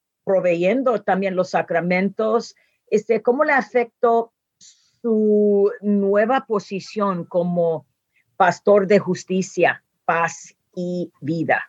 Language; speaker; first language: Spanish; non-native, learner; English